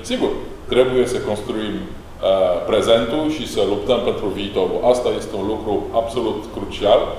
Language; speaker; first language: Romanian; non-native, fluent; Polish